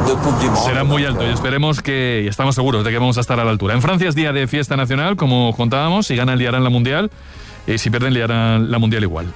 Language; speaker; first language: Spanish; native; Spanish